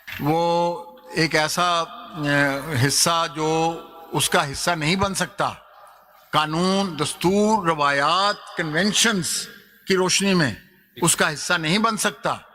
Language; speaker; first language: Urdu; non-native, local second language; Punjabi